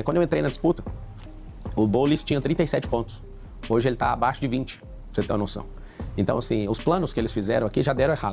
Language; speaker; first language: Portuguese; native; Portuguese